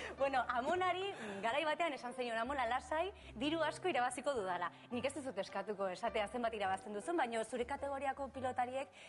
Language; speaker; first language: Basque; native; Basque